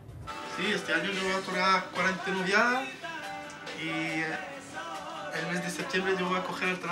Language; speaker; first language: Spanish; non-native, learner; French